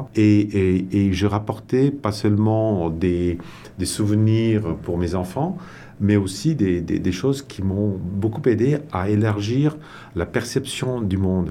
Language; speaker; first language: French; non-native, local second language; Tamil